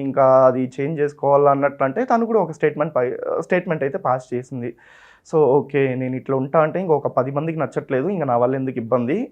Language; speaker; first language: Telugu; non-native, local second language; Tamil